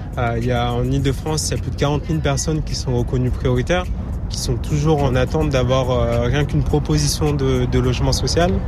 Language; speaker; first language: French; early bilingual, other home language; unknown